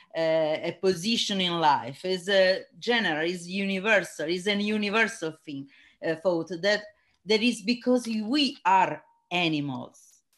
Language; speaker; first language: English; non-native, learner; Italian